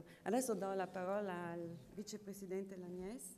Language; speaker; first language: Italian; non-native, local second language; German